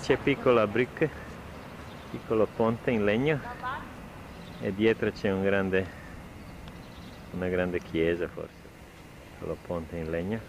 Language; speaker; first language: Italian; non-native, learner; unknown